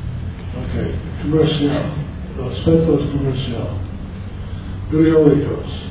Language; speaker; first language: Spanish; non-native, learner; English